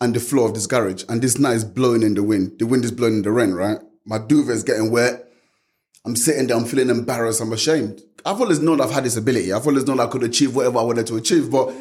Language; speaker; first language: English; non-native, local second language; Yoruba